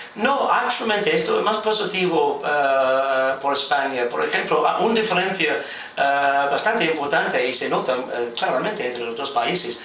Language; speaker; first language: Spanish; non-native, fluent; English